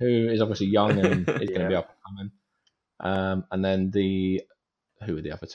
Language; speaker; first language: English; native; English